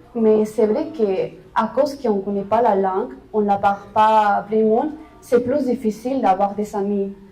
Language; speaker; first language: French; non-native, fluent; Spanish